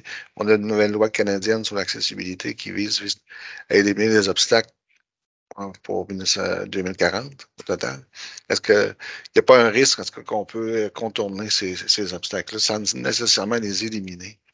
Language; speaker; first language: French; native; French